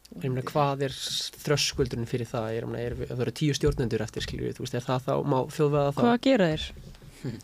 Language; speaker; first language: Icelandic; native; Icelandic